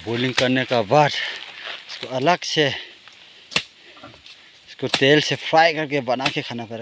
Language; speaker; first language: Hindi; non-native, local second language; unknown